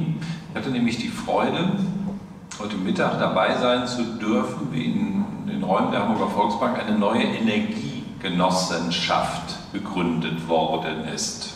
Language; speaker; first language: German; native; German